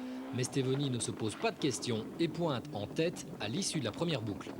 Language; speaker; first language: French; native; French